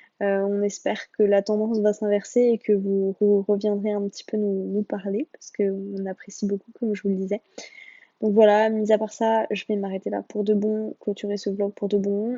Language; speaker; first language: French; native; French